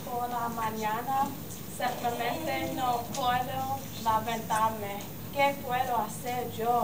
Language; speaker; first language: Spanish; non-native, learner; English